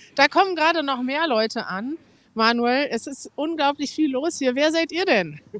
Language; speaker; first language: German; native; German